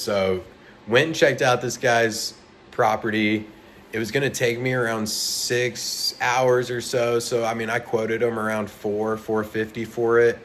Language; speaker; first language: English; native; English